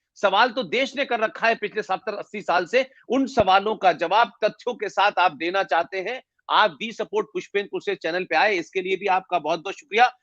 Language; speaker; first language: Hindi; native; Hindi